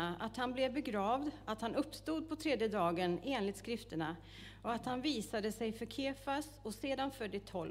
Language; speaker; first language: Swedish; native; Swedish